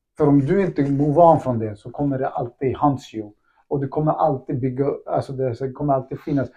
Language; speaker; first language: Swedish; early bilingual, other home language; Spanish